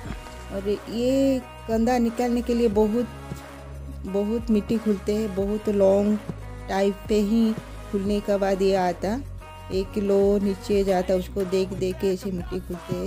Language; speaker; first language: Hindi; non-native, local second language; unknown